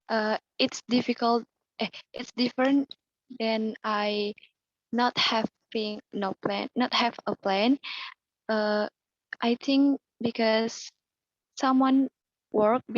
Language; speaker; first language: English; non-native, learner; Indonesian